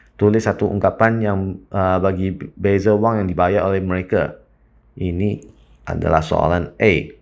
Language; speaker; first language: Malay; non-native, local second language; Chinese